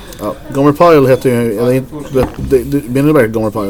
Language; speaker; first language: Swedish; native; Swedish